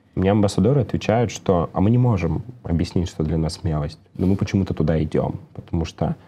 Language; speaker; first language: Russian; native; Russian